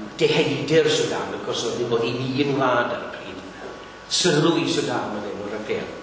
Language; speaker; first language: Welsh; native; Welsh